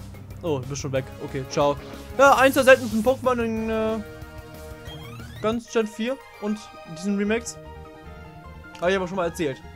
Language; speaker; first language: German; native; German